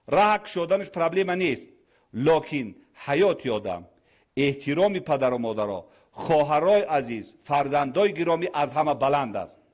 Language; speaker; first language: Tajik; native; Tajik